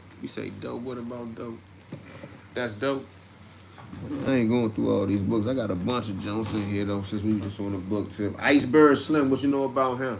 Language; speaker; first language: English; native; English